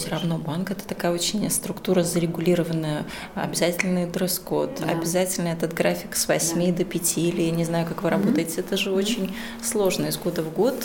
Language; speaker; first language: Russian; native; Russian